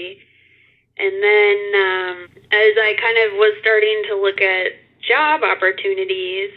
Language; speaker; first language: English; native; English